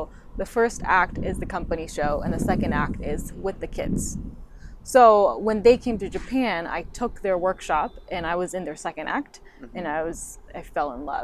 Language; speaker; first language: English; non-native, fluent; Japanese